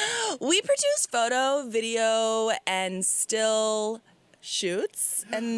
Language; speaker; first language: English; native; English